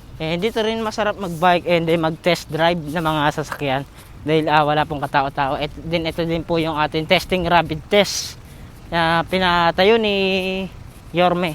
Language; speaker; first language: Filipino; native; Filipino